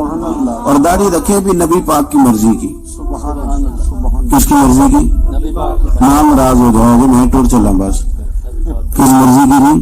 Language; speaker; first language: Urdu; non-native, local second language; Punjabi